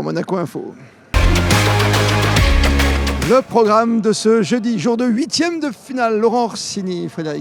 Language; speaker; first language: French; native; French